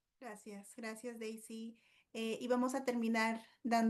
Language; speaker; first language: Spanish; native; Spanish